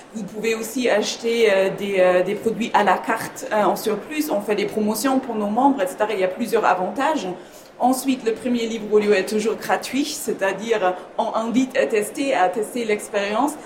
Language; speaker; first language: French; non-native, fluent; German